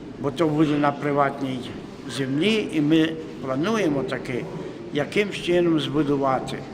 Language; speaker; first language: Ukrainian; early bilingual, heritage; Ukrainian